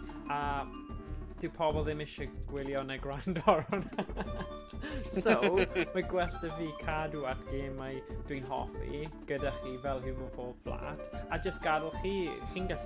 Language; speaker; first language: Welsh; native; Welsh